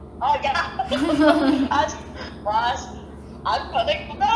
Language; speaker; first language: Korean; non-native, fluent; Chinese